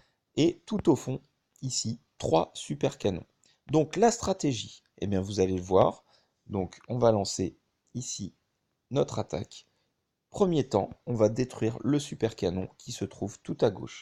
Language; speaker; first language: French; native; French